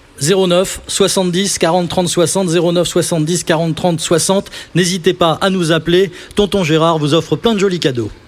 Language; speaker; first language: French; native; French